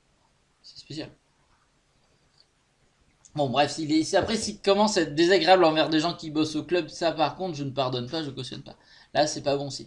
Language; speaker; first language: French; native; French